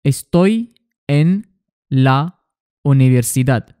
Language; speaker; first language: Spanish; non-native, fluent; Arabic